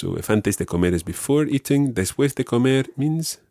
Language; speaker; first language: Spanish; non-native, fluent; English